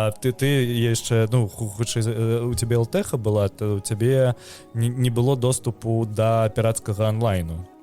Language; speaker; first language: Belarusian; native; Belarusian